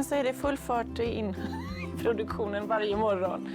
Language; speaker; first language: Swedish; native; Swedish